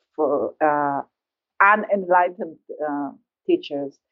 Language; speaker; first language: English; non-native, learner; Hebrew